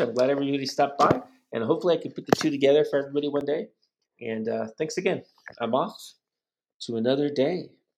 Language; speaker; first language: English; native; English